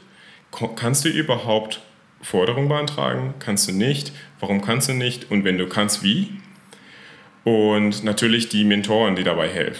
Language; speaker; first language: German; non-native, fluent; Persian